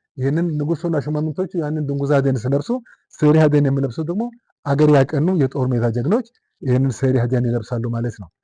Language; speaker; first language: Amharic; non-native, local second language; Wolaytta